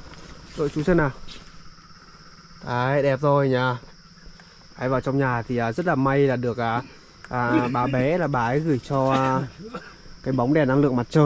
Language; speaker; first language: Vietnamese; native; Vietnamese